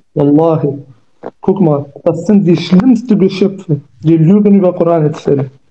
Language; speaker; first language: German; non-native, learner; Kurdish